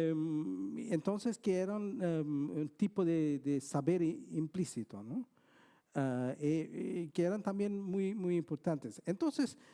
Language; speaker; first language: Spanish; non-native, fluent; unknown